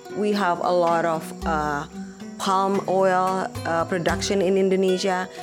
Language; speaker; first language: English; non-native, fluent; Indonesian